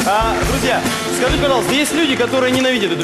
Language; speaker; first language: Russian; native; Russian